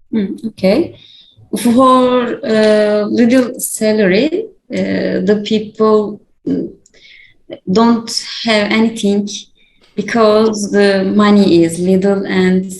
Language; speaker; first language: English; non-native, learner; Turkish